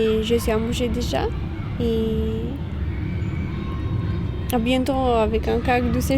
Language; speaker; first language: French; non-native, learner; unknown